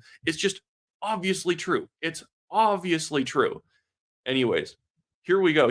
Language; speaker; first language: English; native; English